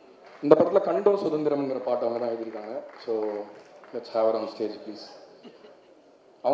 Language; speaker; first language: Tamil; native; Tamil